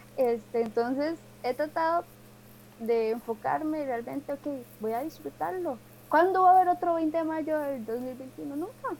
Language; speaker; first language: Spanish; native; Spanish